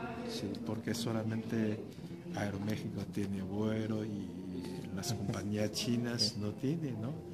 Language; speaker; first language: Spanish; non-native, fluent; Chinese